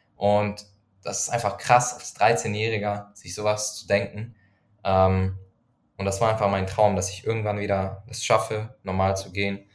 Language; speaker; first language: German; non-native, fluent; Persian